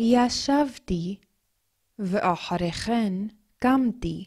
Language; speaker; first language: Hebrew; non-native, fluent; English